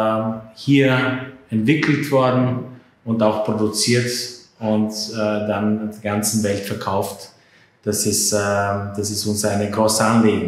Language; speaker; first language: German; non-native, fluent; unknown